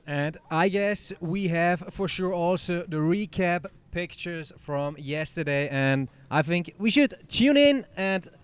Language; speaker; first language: English; non-native, fluent; German